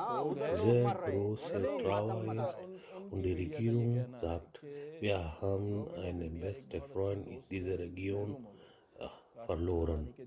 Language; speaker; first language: German; non-native, learner; Urdu